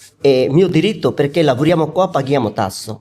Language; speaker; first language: Italian; non-native, learner; Bangla